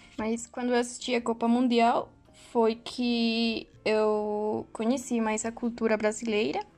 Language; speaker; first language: Portuguese; non-native, learner; Spanish